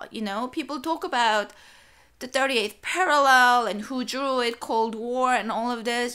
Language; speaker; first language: English; non-native, fluent; Korean